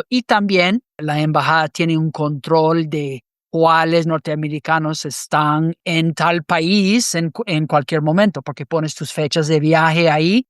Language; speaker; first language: Spanish; non-native, fluent; English